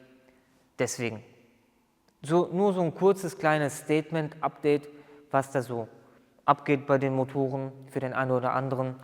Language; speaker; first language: German; native; German